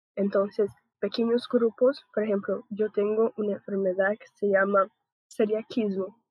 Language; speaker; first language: Spanish; non-native, learner; Portuguese